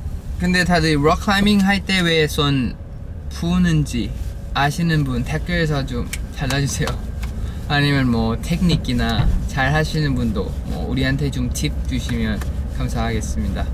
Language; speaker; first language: Korean; non-native, fluent; Thai